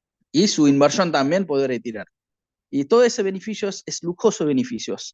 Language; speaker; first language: Spanish; non-native, learner; Bangla